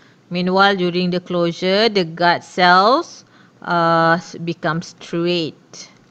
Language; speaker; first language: English; non-native, local second language; Malay